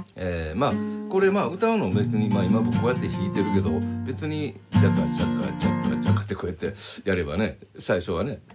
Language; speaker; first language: Japanese; native; Japanese